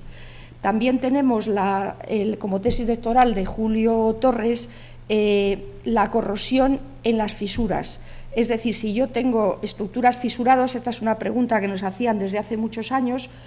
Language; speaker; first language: Spanish; native; Spanish